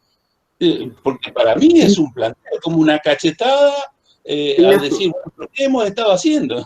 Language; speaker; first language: Spanish; native; Spanish